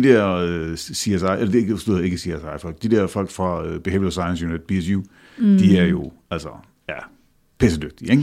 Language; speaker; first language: Danish; native; Danish